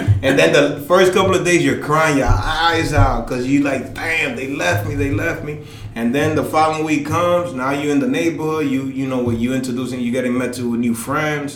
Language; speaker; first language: English; native; English